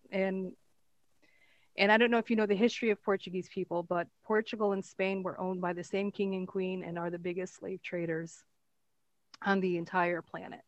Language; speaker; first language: English; native; English